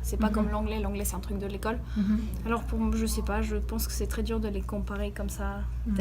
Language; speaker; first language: French; early bilingual, heritage; French